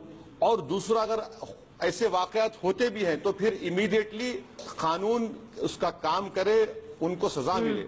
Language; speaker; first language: Urdu; native; Urdu